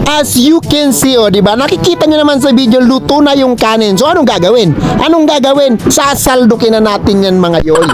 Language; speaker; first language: Filipino; non-native, local second language; Bikol